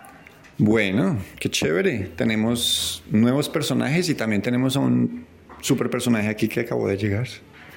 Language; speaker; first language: Spanish; native; Spanish